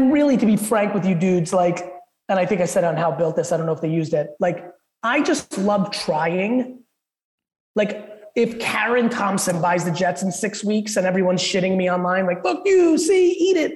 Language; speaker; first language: English; early bilingual, other home language; Russian